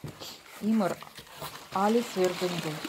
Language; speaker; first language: German; non-native, learner; Russian